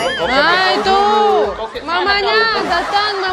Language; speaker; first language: Indonesian; non-native, learner; Russian